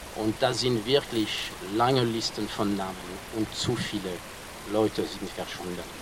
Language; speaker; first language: German; non-native, fluent; French